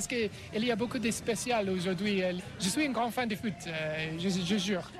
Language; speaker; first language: French; non-native, learner; English